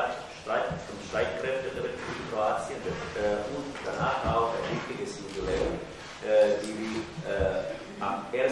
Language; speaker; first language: German; non-native, fluent; Croatian